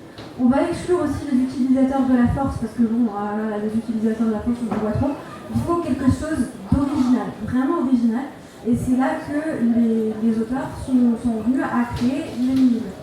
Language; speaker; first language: French; native; French